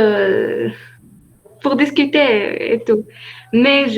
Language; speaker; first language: French; non-native, learner; Arabic